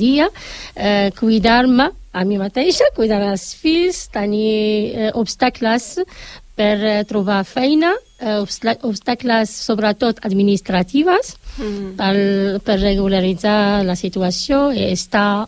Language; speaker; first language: Catalan; non-native, fluent; Arabic